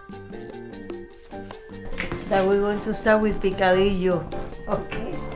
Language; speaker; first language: English; non-native, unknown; Spanish